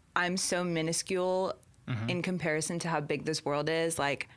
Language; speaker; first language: English; native; English